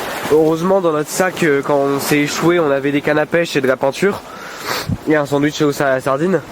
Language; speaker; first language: French; native; French